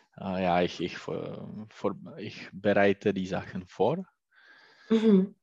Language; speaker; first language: German; non-native, learner; Czech